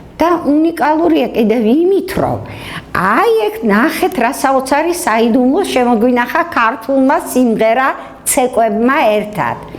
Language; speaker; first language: Georgian; native; Georgian